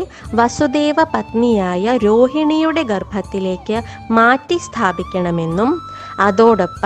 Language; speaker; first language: Malayalam; native; Malayalam